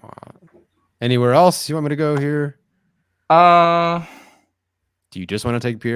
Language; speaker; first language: English; native; English